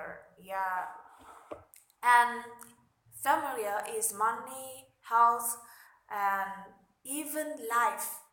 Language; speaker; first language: English; non-native, learner; Vietnamese